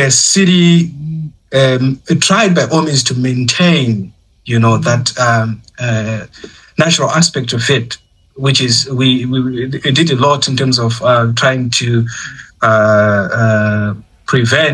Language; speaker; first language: English; non-native, local second language; Shona